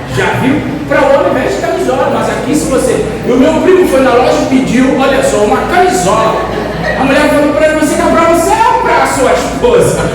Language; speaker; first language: Portuguese; native; Portuguese